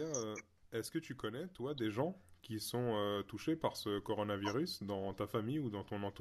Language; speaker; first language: French; native; French